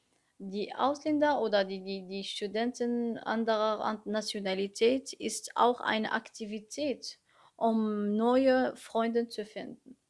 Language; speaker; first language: German; non-native, learner; Arabic